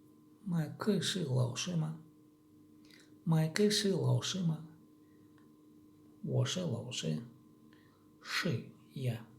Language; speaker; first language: Chinese; non-native, learner; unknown